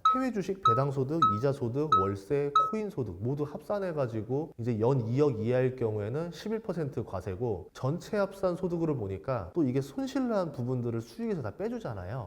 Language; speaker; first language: Korean; native; Korean